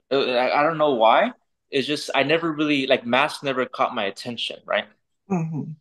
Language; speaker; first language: English; native; English